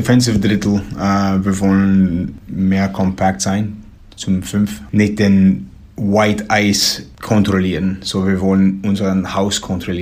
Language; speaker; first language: German; non-native, learner; English